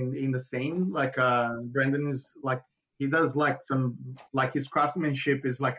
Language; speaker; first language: English; non-native, fluent; Portuguese